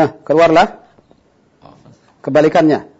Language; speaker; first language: Indonesian; native; Indonesian